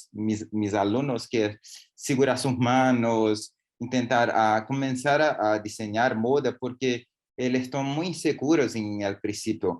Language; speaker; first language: Spanish; non-native, learner; Portuguese